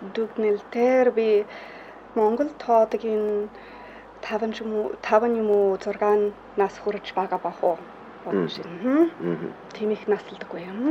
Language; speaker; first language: Mongolian; non-native, fluent; English